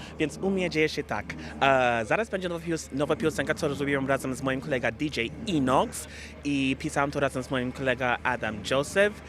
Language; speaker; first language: Polish; non-native, fluent; English